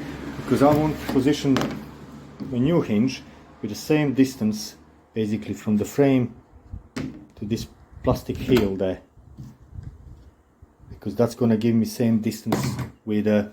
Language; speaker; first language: English; non-native, fluent; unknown